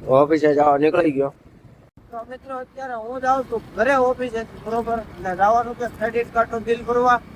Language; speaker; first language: Gujarati; native; Gujarati